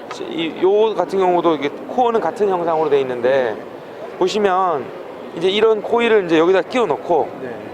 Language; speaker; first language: Korean; native; Korean